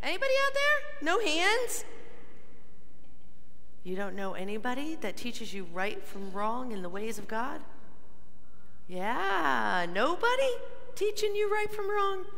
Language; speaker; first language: English; native; English